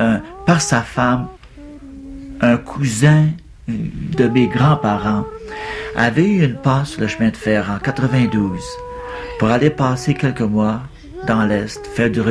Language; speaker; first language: French; native; French